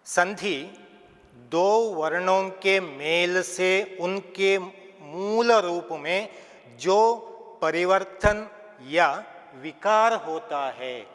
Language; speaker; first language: Hindi; non-native, local second language; Kannada